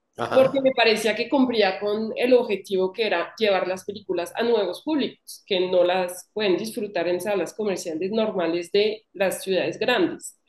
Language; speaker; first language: Spanish; non-native, fluent; French